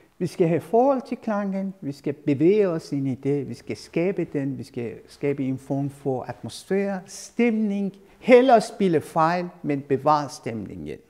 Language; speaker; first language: Danish; non-native, fluent; Persian